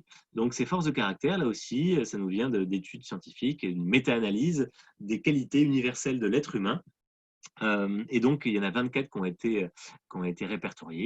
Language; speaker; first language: French; native; French